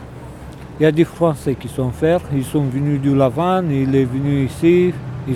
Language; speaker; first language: French; non-native, learner; Romanian